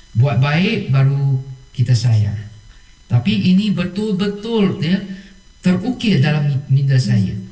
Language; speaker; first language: Malay; non-native, local second language; Chinese